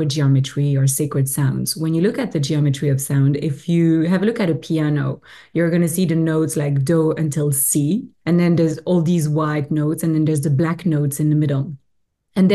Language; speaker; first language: English; non-native, fluent; French